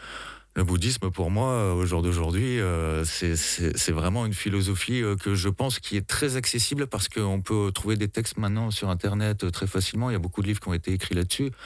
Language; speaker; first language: French; native; French